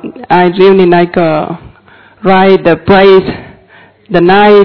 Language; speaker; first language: English; non-native, fluent; Vietnamese